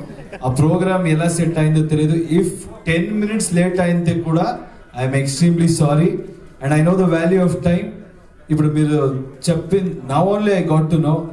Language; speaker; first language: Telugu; non-native, learner; Kannada